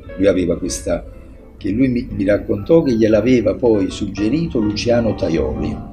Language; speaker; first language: Italian; native; Italian